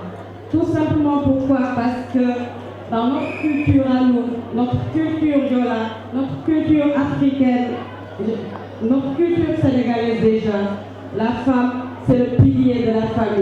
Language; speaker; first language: French; non-native, local second language; Jola-Fonyi